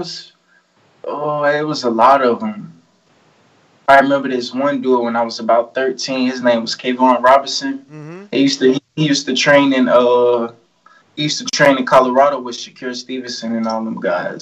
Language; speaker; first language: English; native; English